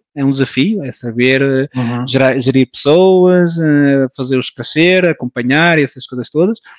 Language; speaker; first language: Portuguese; early bilingual, heritage; French